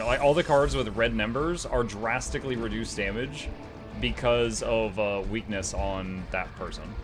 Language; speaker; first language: English; native; English